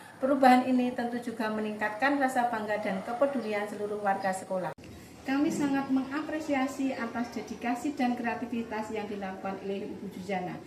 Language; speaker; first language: Indonesian; native; Indonesian